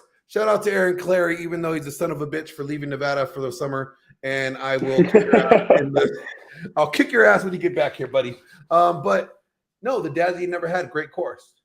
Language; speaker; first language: English; native; English